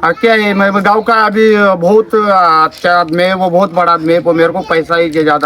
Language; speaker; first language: Hindi; non-native, local second language; Marathi